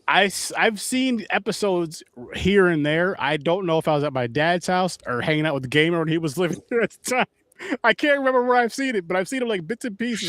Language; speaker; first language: English; native; English